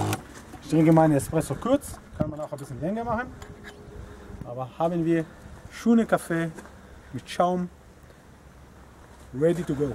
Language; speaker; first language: German; non-native, learner; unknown